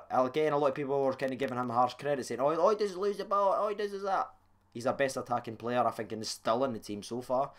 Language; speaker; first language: English; native; English